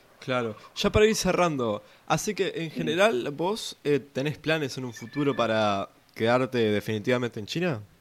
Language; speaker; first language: Spanish; native; Spanish